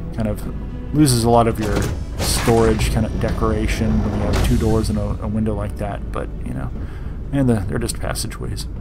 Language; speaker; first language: English; native; English